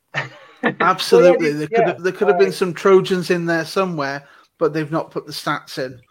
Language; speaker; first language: English; native; English